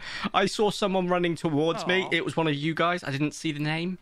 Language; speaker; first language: English; native; English